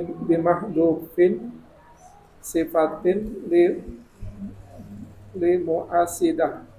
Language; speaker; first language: Arabic; non-native, learner; Indonesian